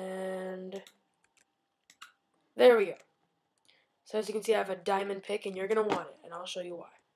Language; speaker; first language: English; native; English